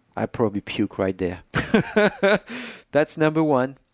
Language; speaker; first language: English; non-native, fluent; French